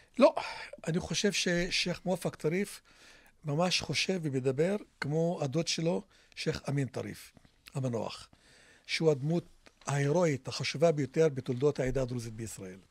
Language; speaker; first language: Hebrew; non-native, local second language; Arabic